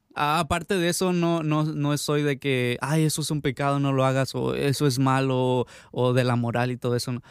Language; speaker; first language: Spanish; native; Spanish